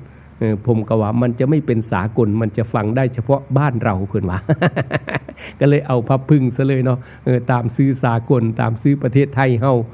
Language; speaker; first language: Thai; non-native, local second language; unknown